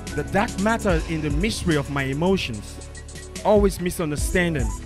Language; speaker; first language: English; non-native, local second language; Yoruba